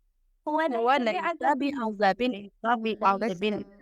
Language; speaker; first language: Arabic; non-native, learner; Urdu